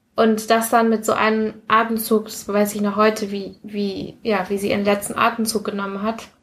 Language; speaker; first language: German; early bilingual, other home language; Spanish